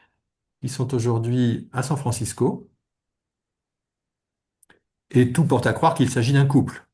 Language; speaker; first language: French; native; French